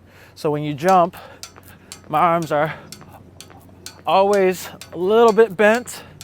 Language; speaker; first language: English; native; English